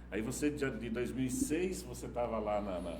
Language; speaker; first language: Portuguese; native; Portuguese